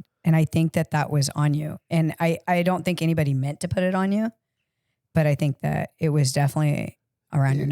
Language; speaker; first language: English; native; English